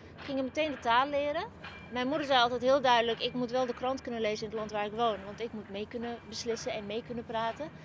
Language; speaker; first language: Dutch; early bilingual, other home language; Turkish